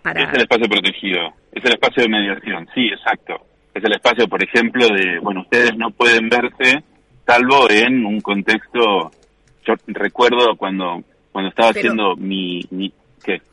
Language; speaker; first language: Spanish; native; Spanish